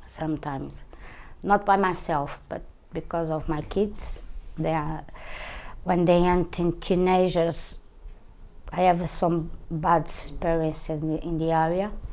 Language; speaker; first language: English; non-native, learner; Portuguese